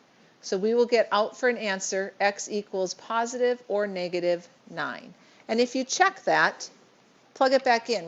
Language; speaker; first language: English; native; English